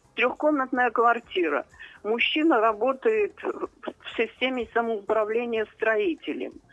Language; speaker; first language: Russian; native; Russian